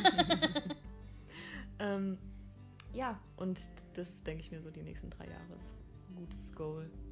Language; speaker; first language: German; native; German